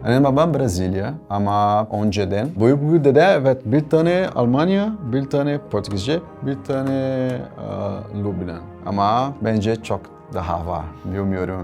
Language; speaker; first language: Turkish; non-native, learner; Portuguese